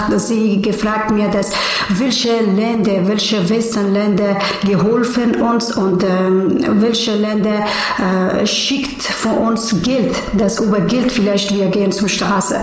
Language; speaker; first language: German; non-native, learner; Persian